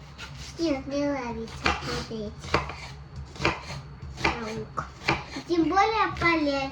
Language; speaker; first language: Russian; early bilingual, other home language; Armenian